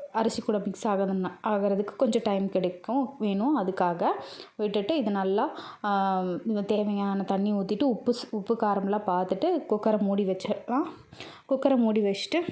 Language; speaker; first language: Tamil; native; Tamil